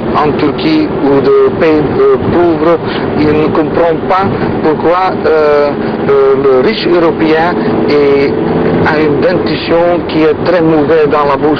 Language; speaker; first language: French; non-native, learner; Turkish